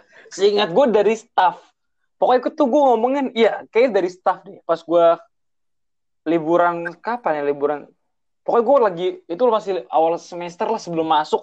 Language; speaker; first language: Indonesian; native; Indonesian